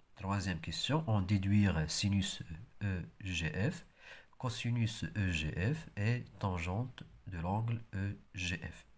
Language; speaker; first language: French; non-native, local second language; Arabic